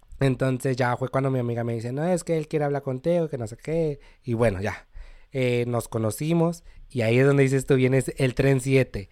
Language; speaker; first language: Spanish; native; Spanish